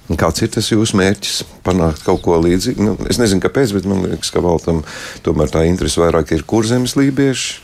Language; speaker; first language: Latvian; native; Latvian